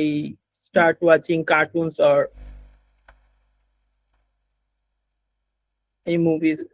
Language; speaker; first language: English; non-native, learner; Bangla